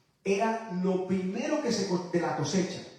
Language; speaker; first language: Spanish; native; Spanish